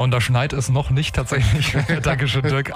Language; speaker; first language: German; native; German